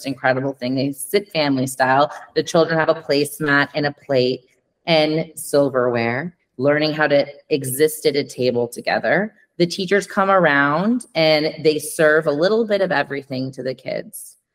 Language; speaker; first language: English; native; English